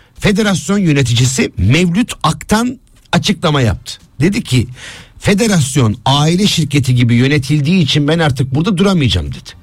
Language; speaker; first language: Turkish; native; Turkish